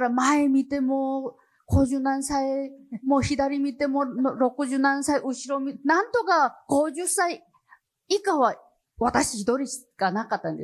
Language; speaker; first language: Japanese; non-native, learner; Chinese